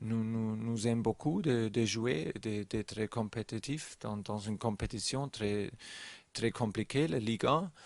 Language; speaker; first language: French; non-native, learner; German